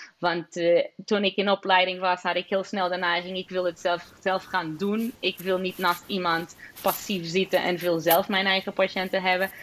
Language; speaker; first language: Dutch; non-native, fluent; Portuguese